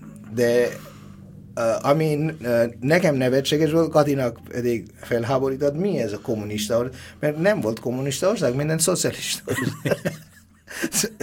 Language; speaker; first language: Hungarian; non-native, fluent; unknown